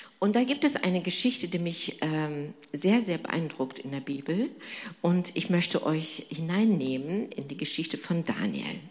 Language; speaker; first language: German; non-native, fluent; Turkish